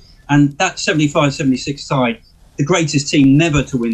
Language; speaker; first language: English; native; English